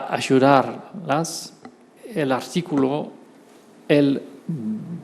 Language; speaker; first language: Spanish; non-native, fluent; French